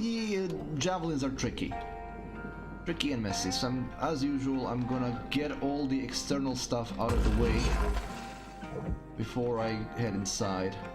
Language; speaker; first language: English; native; English